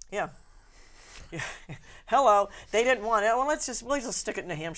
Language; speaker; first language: English; native; English